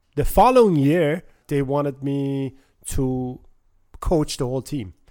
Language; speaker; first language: English; non-native, fluent; Persian